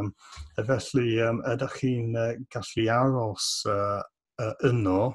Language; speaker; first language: Welsh; non-native, fluent; English